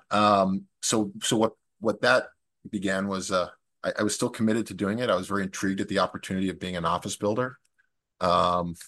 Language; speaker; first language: English; native; English